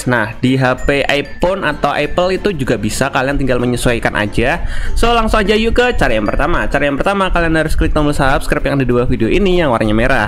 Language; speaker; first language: Indonesian; native; Indonesian